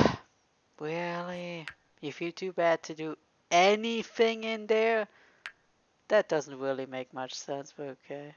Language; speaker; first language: English; non-native, fluent; German